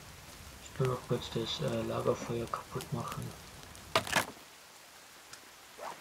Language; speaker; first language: German; native; German